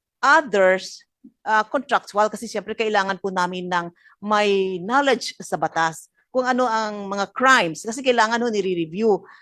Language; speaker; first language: Filipino; non-native, local second language; Hiligaynon